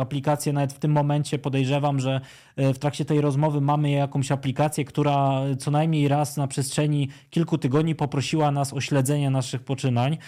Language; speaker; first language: Polish; native; Polish